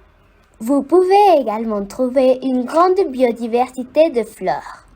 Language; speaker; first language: French; non-native, fluent; Spanish